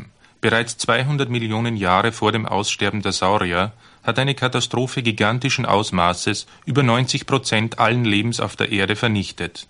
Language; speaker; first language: German; native; German